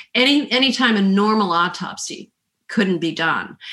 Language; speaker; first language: English; native; English